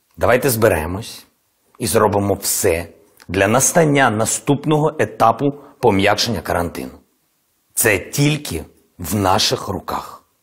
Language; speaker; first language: Ukrainian; non-native, local second language; Russian